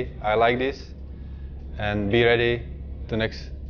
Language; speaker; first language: English; non-native, learner; Czech